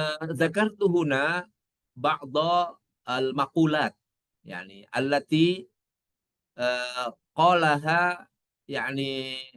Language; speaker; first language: Arabic; non-native, fluent; Indonesian